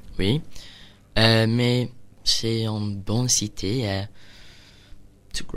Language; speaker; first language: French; non-native, learner; English